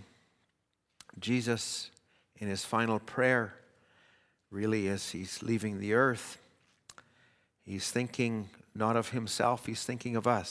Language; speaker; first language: English; native; English